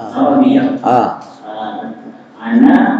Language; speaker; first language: Arabic; non-native, learner; Malay